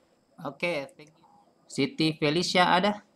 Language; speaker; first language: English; non-native, fluent; Indonesian